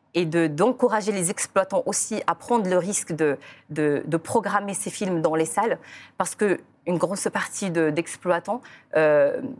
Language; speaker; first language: French; non-native, local second language; Arabic